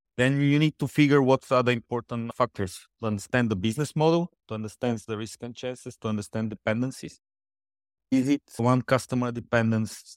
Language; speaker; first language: English; non-native, fluent; Bulgarian